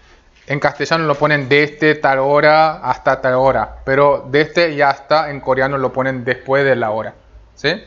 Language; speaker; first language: Spanish; non-native, fluent; Korean